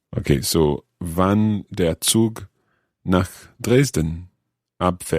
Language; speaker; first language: German; non-native, learner; English